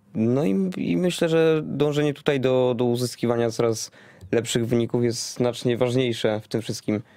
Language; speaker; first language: Polish; native; Polish